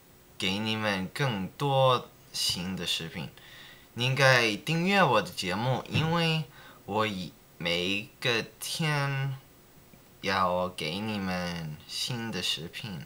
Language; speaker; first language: Chinese; non-native, learner; English